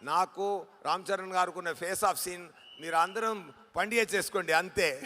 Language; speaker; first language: Telugu; non-native, learner; Tamil